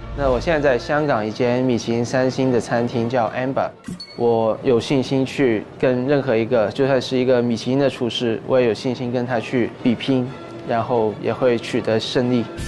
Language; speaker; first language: Chinese; non-native, local second language; Cantonese